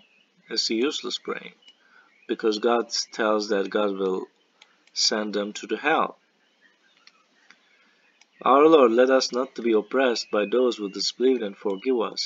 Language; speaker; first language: English; non-native, fluent; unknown